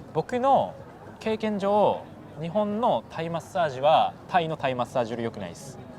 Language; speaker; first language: Japanese; native; Japanese